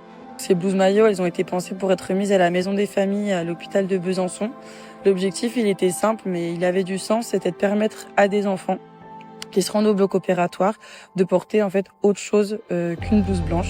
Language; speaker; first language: French; native; French